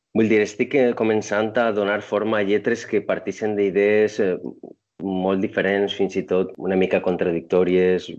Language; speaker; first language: Catalan; non-native, local second language; Spanish